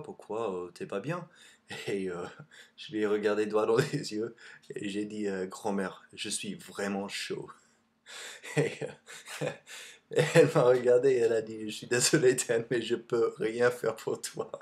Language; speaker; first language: French; non-native, fluent; English